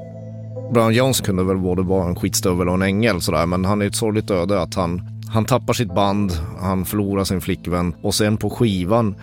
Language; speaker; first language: Swedish; native; Swedish